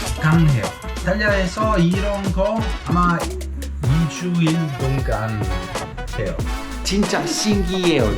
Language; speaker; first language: Korean; non-native, learner; Italian